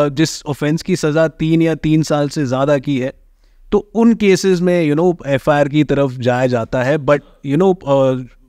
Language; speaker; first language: Hindi; native; Hindi